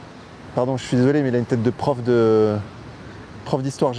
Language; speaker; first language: French; native; French